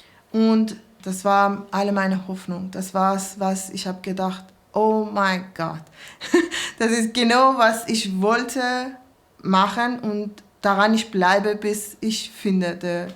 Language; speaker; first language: German; non-native, learner; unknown